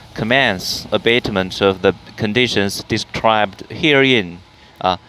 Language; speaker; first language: English; non-native, fluent; Chinese